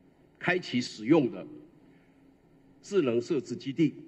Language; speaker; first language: Chinese; native; Chinese